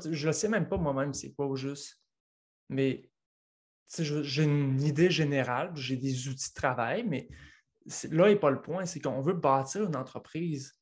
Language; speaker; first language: French; native; French